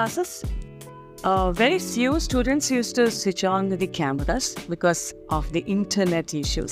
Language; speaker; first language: English; non-native, local second language; Kannada